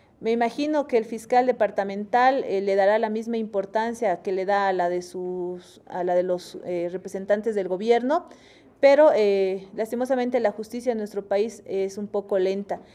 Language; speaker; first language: Spanish; native; Spanish